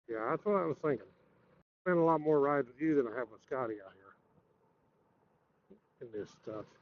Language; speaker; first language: English; native; English